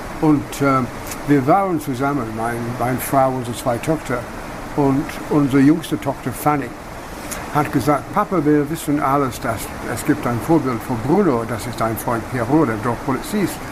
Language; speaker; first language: German; non-native, learner; English